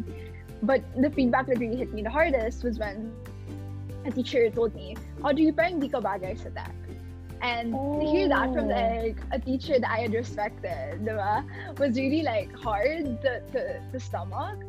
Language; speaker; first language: English; non-native, local second language; Filipino